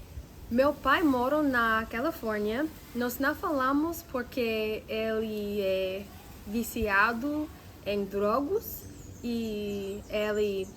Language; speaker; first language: Portuguese; non-native, learner; English